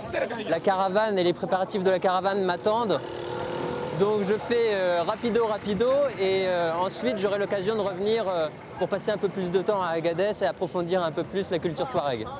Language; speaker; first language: French; native; French